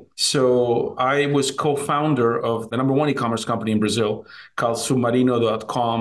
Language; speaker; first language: English; non-native, fluent; Spanish